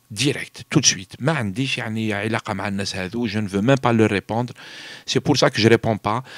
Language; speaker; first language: French; non-native, local second language; Arabic